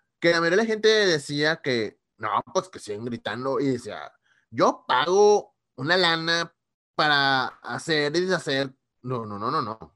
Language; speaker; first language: Spanish; native; Spanish